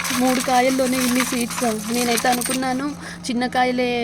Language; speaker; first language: Telugu; native; Telugu